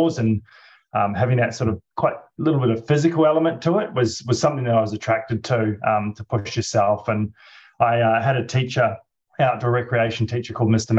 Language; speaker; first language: English; native; English